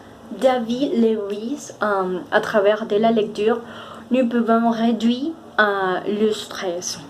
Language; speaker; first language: French; non-native, fluent; Spanish